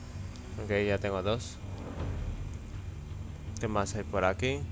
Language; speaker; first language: Spanish; native; Spanish